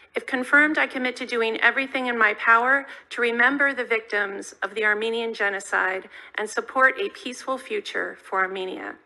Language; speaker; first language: English; native; English